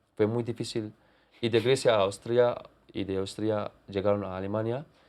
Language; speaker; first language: Spanish; non-native, fluent; Kurdish